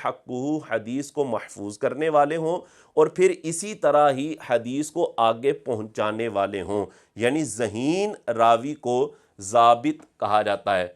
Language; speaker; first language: Urdu; native; Urdu